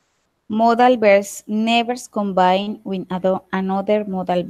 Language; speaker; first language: English; non-native, learner; Spanish